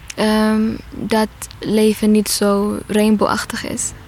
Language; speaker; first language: Dutch; non-native, fluent; Tigrinya